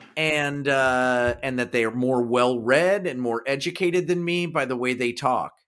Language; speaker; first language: English; native; English